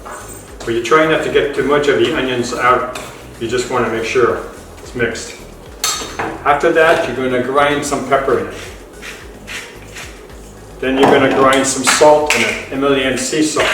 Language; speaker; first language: English; native; English